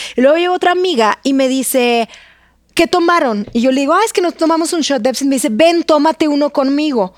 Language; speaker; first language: Spanish; non-native, fluent; Russian